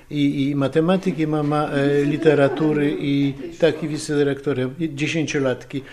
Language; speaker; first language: Polish; early bilingual, other home language; Russian